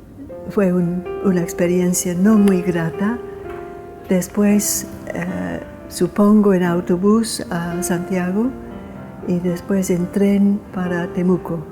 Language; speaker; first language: Spanish; non-native, fluent; English